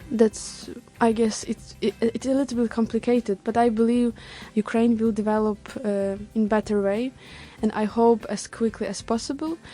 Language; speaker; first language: English; non-native, learner; Ukrainian